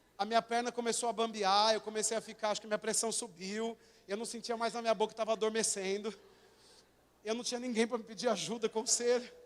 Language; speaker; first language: Portuguese; native; Portuguese